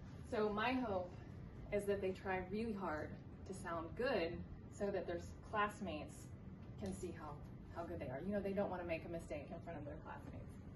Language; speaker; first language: English; native; English